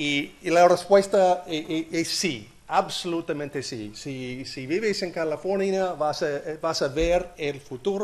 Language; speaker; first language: Spanish; non-native, learner; English